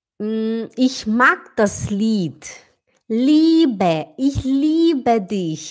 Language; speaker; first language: German; non-native, fluent; Portuguese